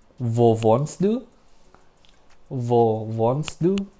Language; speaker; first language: German; non-native, learner; Indonesian